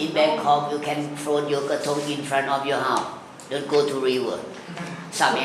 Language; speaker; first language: English; non-native, learner; Thai